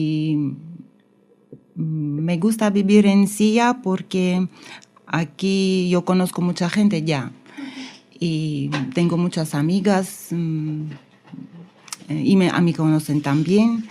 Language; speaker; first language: Spanish; non-native, learner; Russian